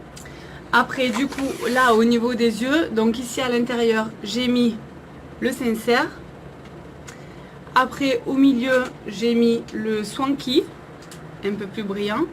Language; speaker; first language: French; native; French